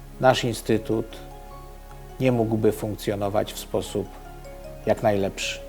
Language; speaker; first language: Polish; native; Polish